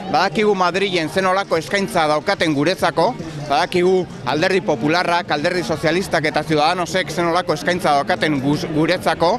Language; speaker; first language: Basque; native; Basque